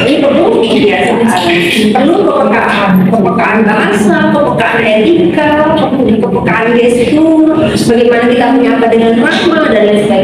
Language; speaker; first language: Indonesian; native; Indonesian